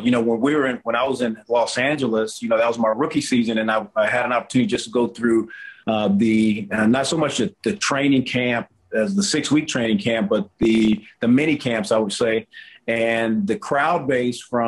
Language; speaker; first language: English; native; English